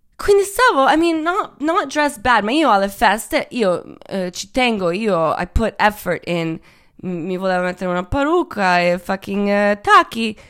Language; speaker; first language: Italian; non-native, fluent; Croatian